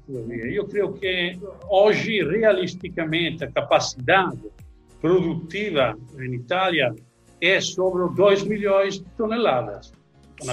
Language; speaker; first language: Portuguese; non-native, learner; Italian